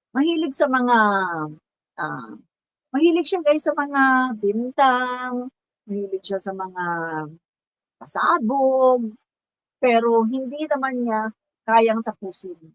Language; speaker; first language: Filipino; non-native, local second language; Cebuano